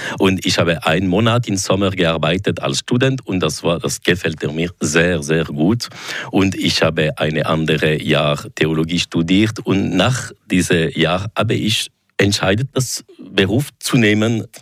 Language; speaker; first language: German; non-native, local second language; French